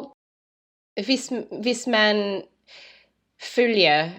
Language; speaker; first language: Danish; non-native, fluent; English